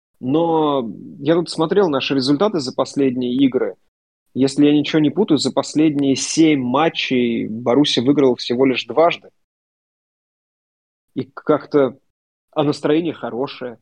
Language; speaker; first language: Russian; native; Russian